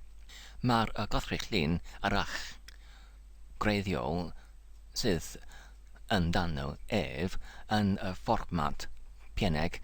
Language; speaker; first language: Welsh; non-native, learner; English